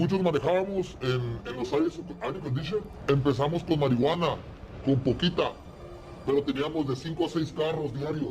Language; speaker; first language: Spanish; native; Spanish